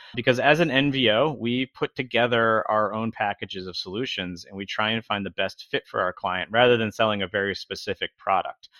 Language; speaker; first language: English; native; English